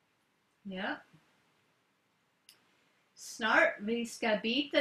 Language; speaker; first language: Swedish; non-native, learner; English